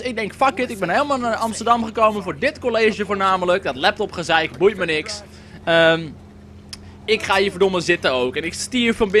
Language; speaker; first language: Dutch; native; Dutch